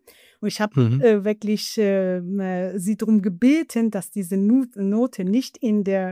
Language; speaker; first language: German; non-native, fluent; Persian